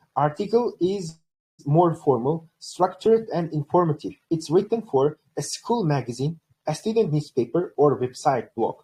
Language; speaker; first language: English; non-native, fluent; Uzbek